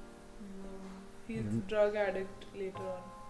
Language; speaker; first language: English; non-native, local second language; Hindi